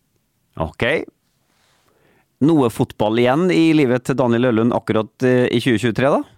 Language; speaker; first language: Norwegian; native; Norwegian